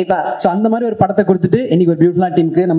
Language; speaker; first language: Tamil; native; Tamil